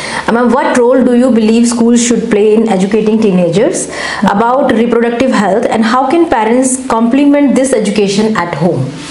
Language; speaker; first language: English; non-native, local second language; Hindi